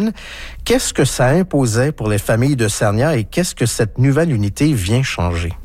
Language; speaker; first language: French; native; French